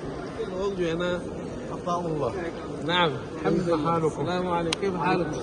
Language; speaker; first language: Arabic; non-native, fluent; Urdu